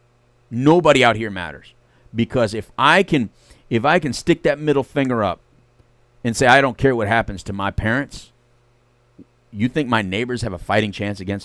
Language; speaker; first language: English; native; English